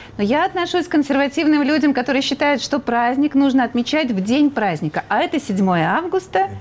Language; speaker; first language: Russian; native; Russian